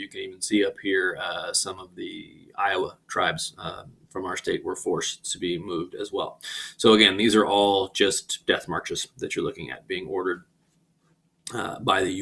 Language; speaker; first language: English; native; English